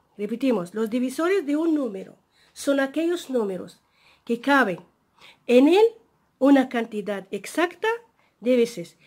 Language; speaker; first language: Spanish; non-native, fluent; Arabic